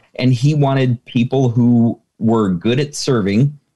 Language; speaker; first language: English; native; English